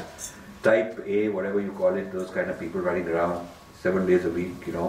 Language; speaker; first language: English; non-native, local second language; Hindi